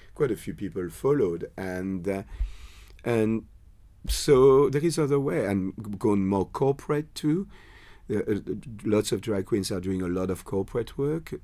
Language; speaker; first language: English; non-native, fluent; French